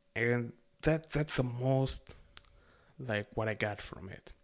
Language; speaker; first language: English; non-native, fluent; Arabic